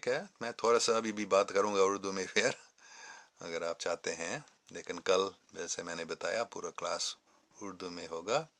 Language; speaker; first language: Hindi; non-native, fluent; English